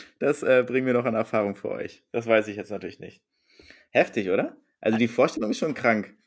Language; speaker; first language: German; native; German